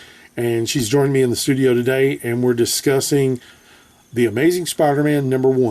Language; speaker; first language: English; native; English